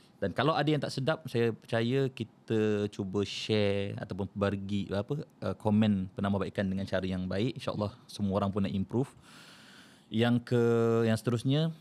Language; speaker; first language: Malay; native; Malay